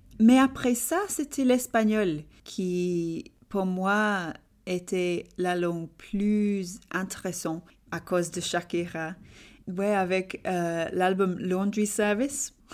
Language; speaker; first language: French; non-native, learner; English